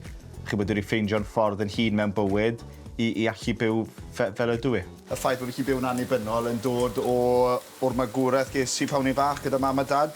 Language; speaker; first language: Welsh; native; Welsh